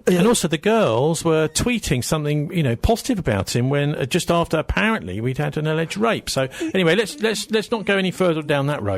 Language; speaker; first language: English; native; English